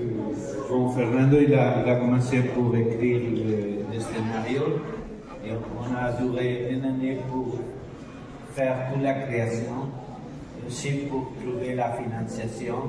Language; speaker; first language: French; non-native, learner; Spanish